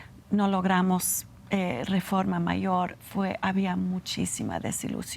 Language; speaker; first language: Spanish; non-native, fluent; English